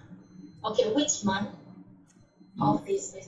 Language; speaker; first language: English; non-native, learner; Thai